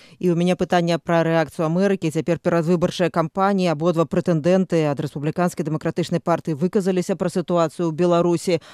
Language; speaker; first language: Belarusian; native; Belarusian